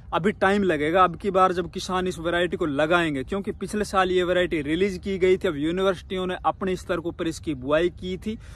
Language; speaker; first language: Hindi; native; Hindi